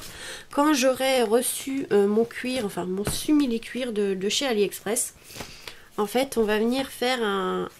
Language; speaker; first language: French; native; French